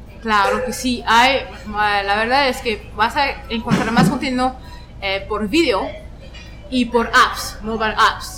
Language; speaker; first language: Spanish; non-native, fluent; French